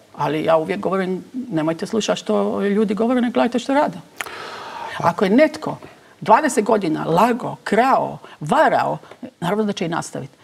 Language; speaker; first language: Croatian; early bilingual, heritage; Croatian